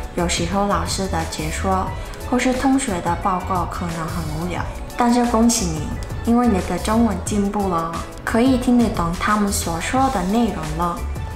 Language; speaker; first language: Chinese; non-native, fluent; Mongolian